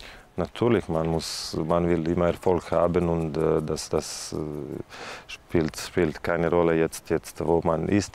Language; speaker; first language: German; non-native, fluent; Serbian